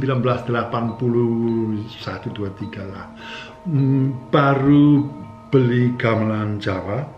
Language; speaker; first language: Indonesian; non-native, fluent; English